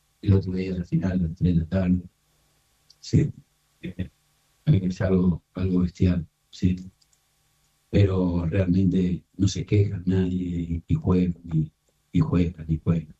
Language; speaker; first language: Spanish; native; Spanish